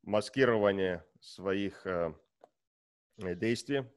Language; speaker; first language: Russian; non-native, learner; Estonian